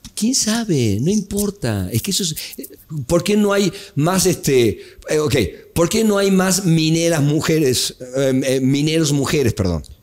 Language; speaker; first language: Spanish; native; Spanish